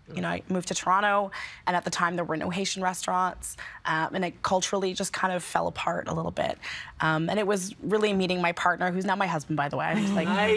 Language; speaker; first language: English; native; English